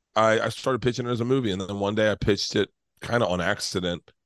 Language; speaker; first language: English; native; English